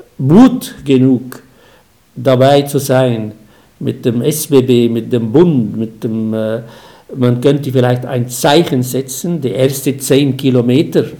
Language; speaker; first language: German; non-native, fluent; Arabic